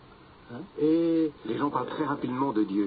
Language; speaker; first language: French; native; French